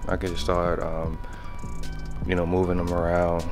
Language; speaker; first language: English; native; English